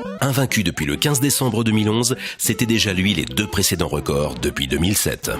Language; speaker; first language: French; native; French